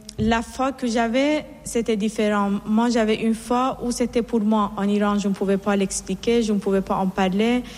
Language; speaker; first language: French; non-native, fluent; Assyrian Neo-Aramaic